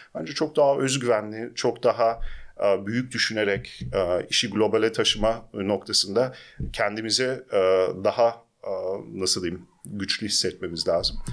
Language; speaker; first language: Turkish; early bilingual, heritage; Turkish